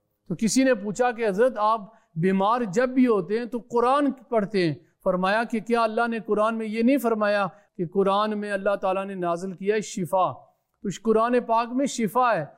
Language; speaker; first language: Urdu; early bilingual, other home language; Punjabi